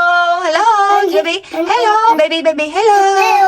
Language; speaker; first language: English; non-native, fluent; Vietnamese